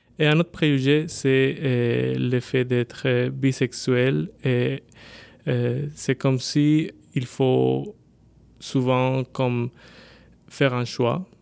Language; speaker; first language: French; non-native, fluent; Spanish